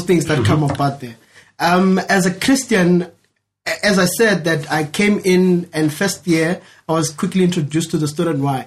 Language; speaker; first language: English; non-native, local second language; Northern Sotho